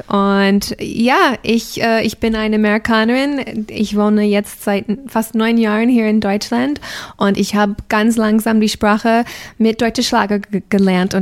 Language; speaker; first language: German; non-native, fluent; English